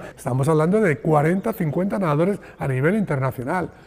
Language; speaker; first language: Spanish; native; Spanish